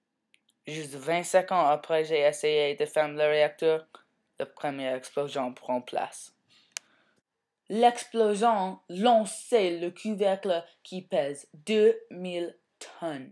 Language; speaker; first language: French; non-native, learner; English